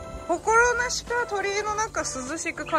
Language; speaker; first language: Japanese; native; Japanese